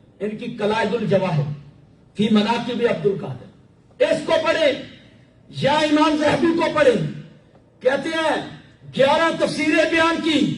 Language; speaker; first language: Urdu; non-native, local second language; Punjabi